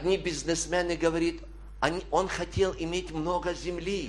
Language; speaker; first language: Polish; non-native, learner; Russian